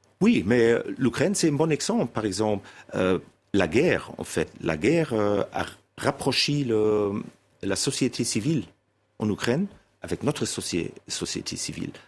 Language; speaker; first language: French; non-native, fluent; German